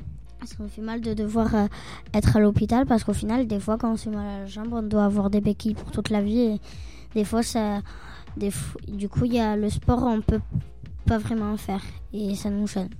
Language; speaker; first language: French; native; French